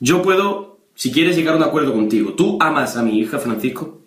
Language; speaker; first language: Spanish; native; Spanish